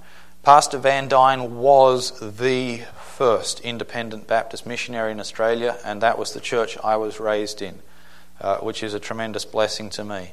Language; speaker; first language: English; native; English